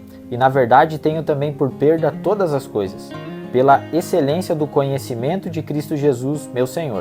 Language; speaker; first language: Portuguese; native; Portuguese